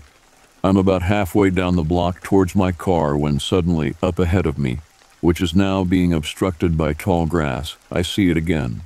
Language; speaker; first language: English; native; English